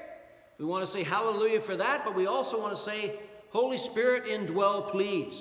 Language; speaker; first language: English; native; English